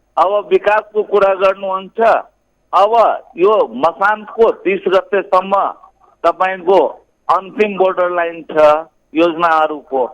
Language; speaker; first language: Nepali; non-native, local second language; Maithili